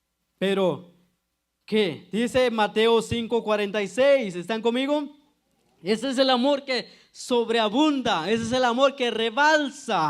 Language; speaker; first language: Spanish; native; Spanish